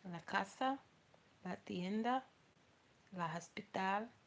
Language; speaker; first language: Spanish; non-native, learner; English